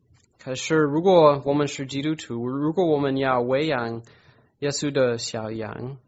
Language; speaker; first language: Chinese; non-native, fluent; English